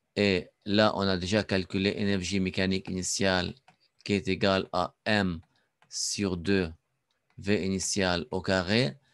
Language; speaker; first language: French; non-native, local second language; Arabic